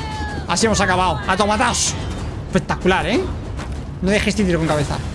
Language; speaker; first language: Spanish; native; Spanish